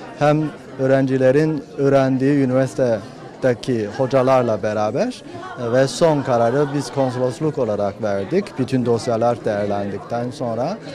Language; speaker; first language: Turkish; non-native, fluent; Chinese